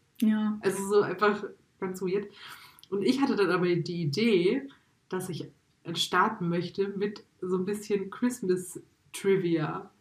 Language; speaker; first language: German; native; German